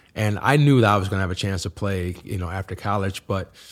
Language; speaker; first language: English; native; English